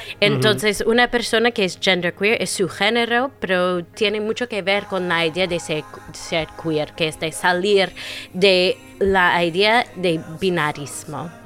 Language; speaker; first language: Spanish; non-native, fluent; English